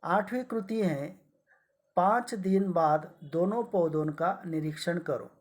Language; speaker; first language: Hindi; non-native, local second language; Marathi